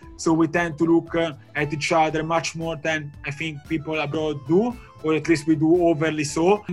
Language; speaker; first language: English; non-native, fluent; Italian